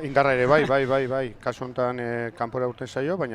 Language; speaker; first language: Basque; native; Basque